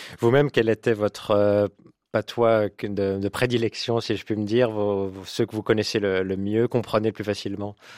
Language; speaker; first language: French; native; French